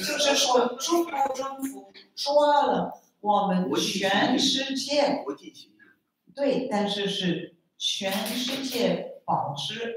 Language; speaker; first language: Chinese; non-native, fluent; French